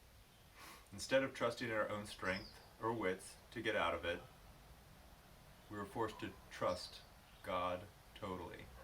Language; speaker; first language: English; native; English